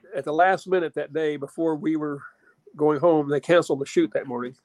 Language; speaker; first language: English; native; English